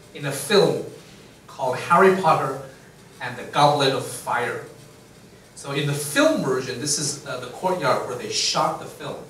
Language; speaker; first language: English; non-native, fluent; Chinese